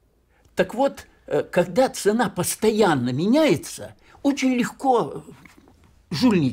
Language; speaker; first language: Russian; native; Russian